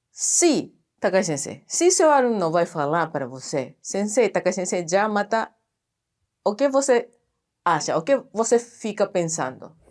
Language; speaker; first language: Portuguese; non-native, fluent; Japanese